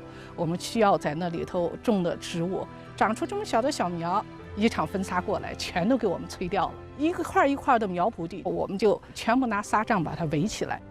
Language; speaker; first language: Chinese; native; Chinese